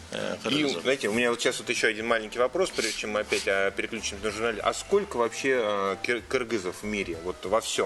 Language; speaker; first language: Russian; native; Russian